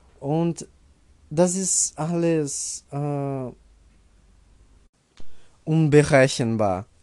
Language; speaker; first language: German; non-native, learner; Portuguese